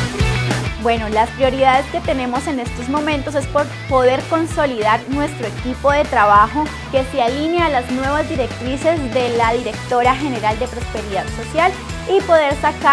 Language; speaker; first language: Spanish; native; Spanish